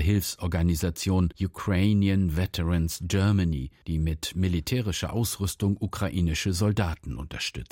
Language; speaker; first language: German; native; German